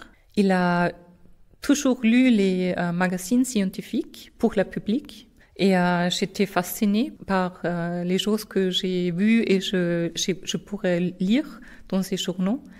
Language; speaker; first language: French; non-native, fluent; German